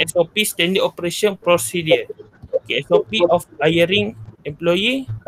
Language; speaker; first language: English; non-native, local second language; Malay